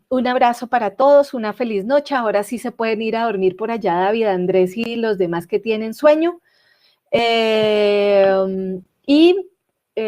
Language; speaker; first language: Spanish; native; Spanish